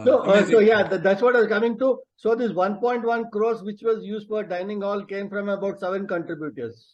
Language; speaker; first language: English; non-native, local second language; Telugu